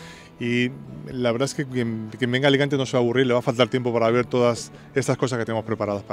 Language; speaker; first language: Spanish; native; Spanish